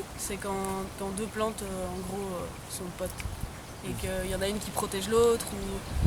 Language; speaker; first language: French; native; French